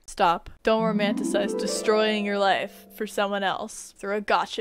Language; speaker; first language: English; native; English